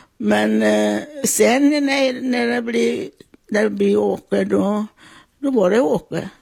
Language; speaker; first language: Swedish; non-native, fluent; Italian